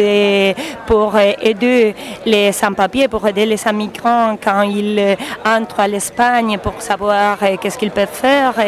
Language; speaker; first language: French; non-native, learner; Spanish